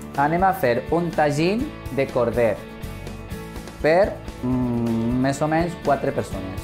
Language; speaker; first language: Catalan; non-native, fluent; Arabic